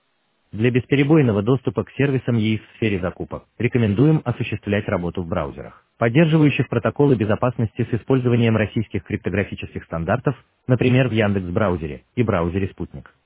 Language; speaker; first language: Russian; native; Russian